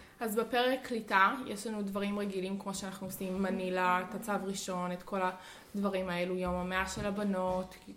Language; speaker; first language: Hebrew; early bilingual, heritage; Hebrew